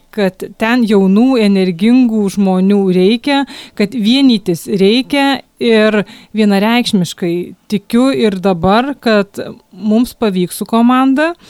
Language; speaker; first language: Lithuanian; native; Lithuanian